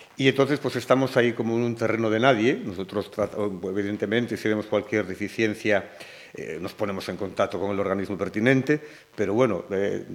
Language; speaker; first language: Spanish; native; Spanish